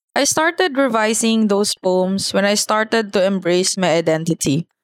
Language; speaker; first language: English; non-native, local second language; Cebuano